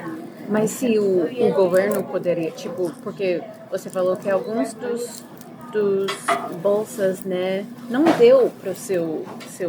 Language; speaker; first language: Portuguese; early bilingual, heritage; Portuguese